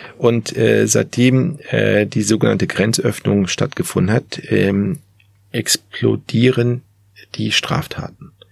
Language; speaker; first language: German; early bilingual, other home language; Turkish